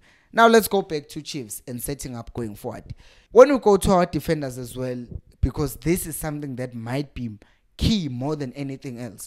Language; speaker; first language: English; non-native, local second language; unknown